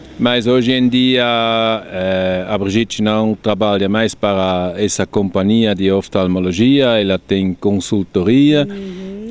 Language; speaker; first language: Portuguese; non-native, fluent; German